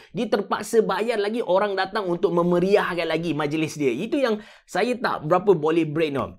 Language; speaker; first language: Malay; native; Malay